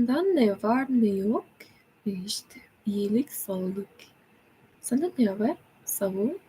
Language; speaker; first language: Turkish; non-native, learner; English